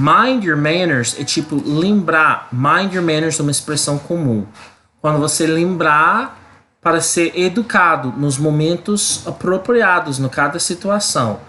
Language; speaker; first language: Portuguese; non-native, learner; English